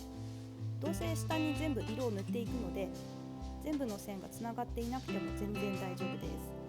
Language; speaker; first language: Japanese; native; Japanese